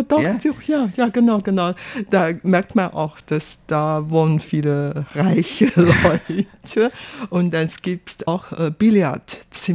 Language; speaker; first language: German; non-native, fluent; Chinese